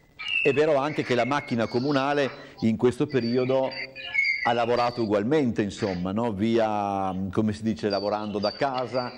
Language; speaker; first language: Italian; native; Italian